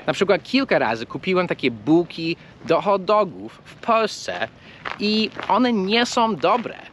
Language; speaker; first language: Polish; non-native, fluent; English